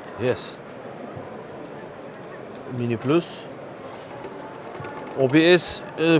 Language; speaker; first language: English; non-native, learner; Uzbek